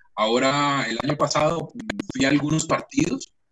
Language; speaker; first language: Spanish; native; Spanish